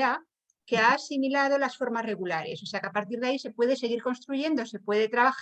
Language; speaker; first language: Spanish; native; Spanish